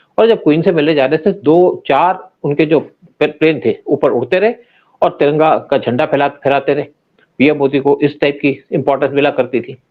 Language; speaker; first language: Hindi; native; Hindi